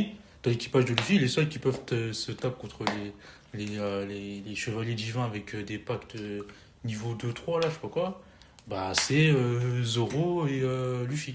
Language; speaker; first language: French; native; French